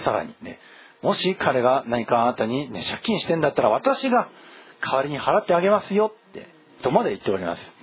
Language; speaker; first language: Japanese; native; Japanese